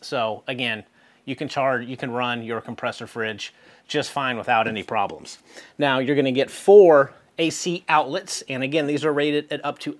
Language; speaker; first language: English; native; English